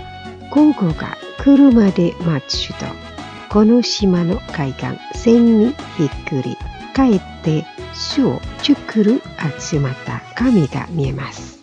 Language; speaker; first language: Japanese; non-native, fluent; Indonesian